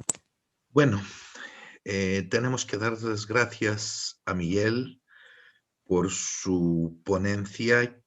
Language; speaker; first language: Spanish; non-native, fluent; Greek